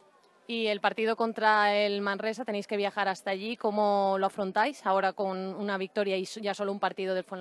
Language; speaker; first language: Spanish; native; Spanish